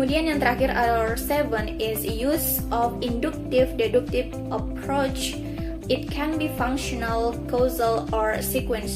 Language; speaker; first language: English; non-native, learner; Indonesian